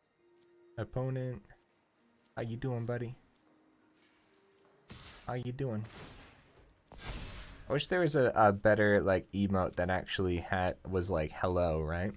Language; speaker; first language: English; native; English